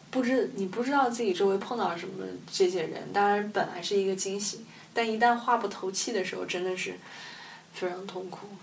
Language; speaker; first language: Chinese; native; Chinese